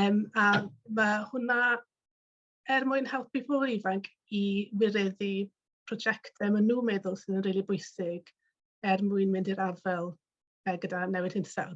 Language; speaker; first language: Welsh; native; Welsh